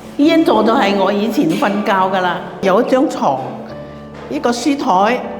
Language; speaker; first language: Cantonese; non-native, local second language; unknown